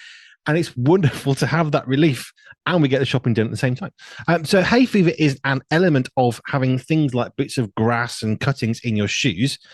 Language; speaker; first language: English; native; English